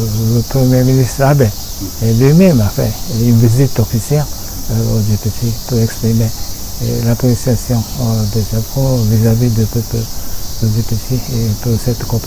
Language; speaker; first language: French; non-native, fluent; Japanese